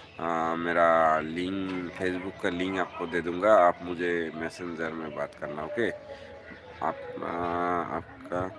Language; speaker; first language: Hindi; non-native, fluent; Bangla